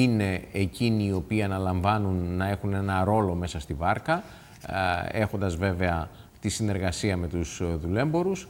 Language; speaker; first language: Greek; native; Greek